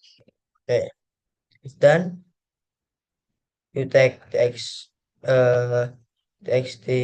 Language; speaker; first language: English; non-native, learner; Indonesian